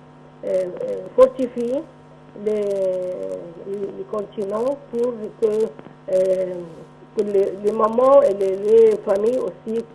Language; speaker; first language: French; non-native, local second language; Arabic